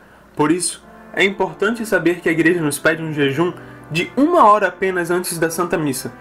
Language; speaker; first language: Portuguese; native; Portuguese